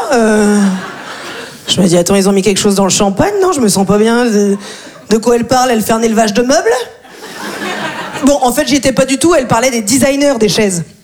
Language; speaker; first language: French; native; French